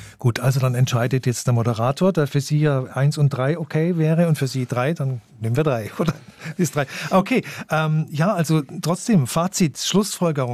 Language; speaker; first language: German; native; German